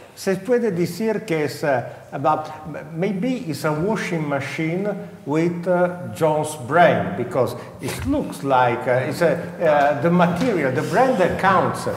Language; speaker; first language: English; non-native, fluent; Italian